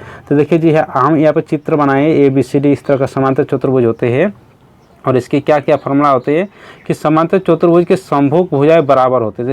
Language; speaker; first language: Hindi; native; Hindi